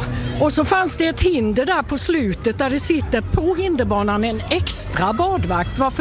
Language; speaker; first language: Swedish; native; Swedish